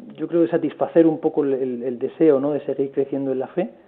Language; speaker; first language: Spanish; native; Spanish